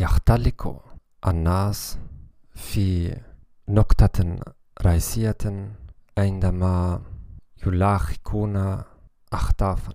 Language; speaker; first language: Arabic; non-native, learner; German